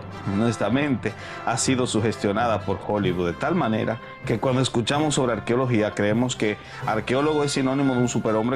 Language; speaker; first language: Spanish; native; Spanish